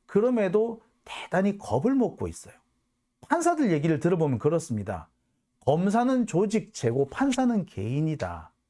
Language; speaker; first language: Korean; native; Korean